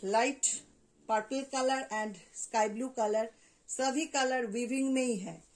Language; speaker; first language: Hindi; non-native, local second language; Bangla